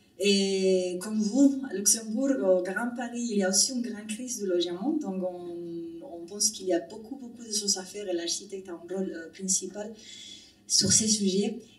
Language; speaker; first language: French; non-native, fluent; Spanish